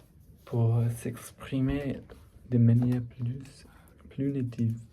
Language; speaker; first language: French; non-native, learner; English